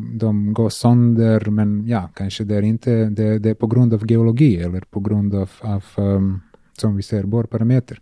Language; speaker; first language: Swedish; non-native, learner; Serbian